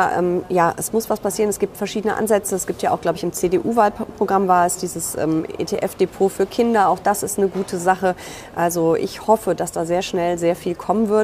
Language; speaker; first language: German; native; German